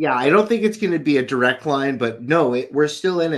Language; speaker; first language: English; native; English